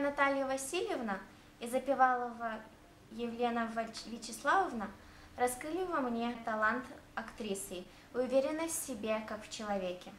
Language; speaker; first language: Russian; early bilingual, heritage; Russian